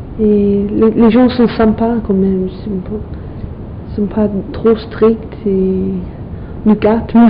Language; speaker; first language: French; non-native, fluent; English